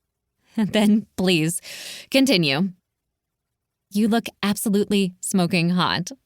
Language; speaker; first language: English; native; English